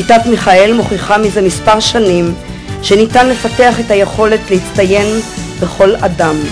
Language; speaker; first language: Hebrew; native; Hebrew